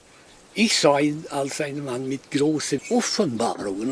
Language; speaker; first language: German; non-native, fluent; Swedish